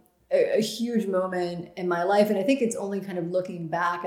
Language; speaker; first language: English; native; English